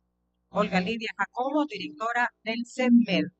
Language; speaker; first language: Spanish; native; Spanish